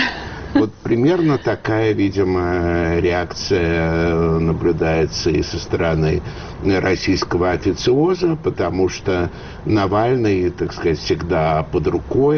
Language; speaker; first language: Russian; native; Russian